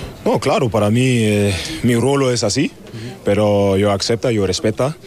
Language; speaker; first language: Spanish; non-native, learner; German